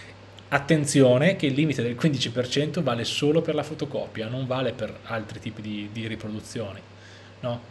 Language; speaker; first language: Italian; native; Italian